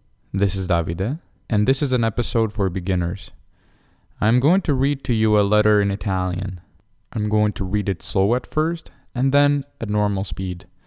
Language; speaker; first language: English; non-native, fluent; Italian